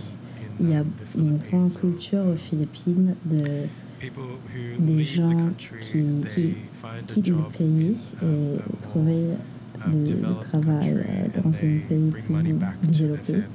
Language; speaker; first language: French; non-native, learner; English